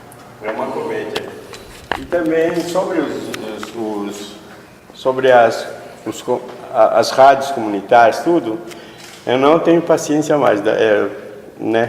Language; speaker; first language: Portuguese; non-native, fluent; Spanish